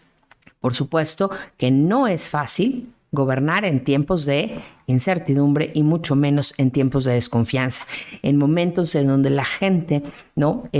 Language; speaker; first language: Spanish; native; Spanish